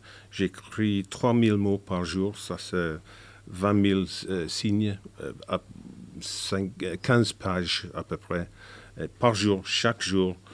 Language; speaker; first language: French; non-native, fluent; English